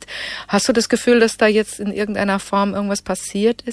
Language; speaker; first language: German; native; German